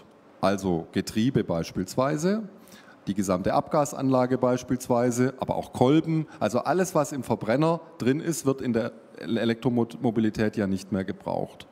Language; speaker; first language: German; native; German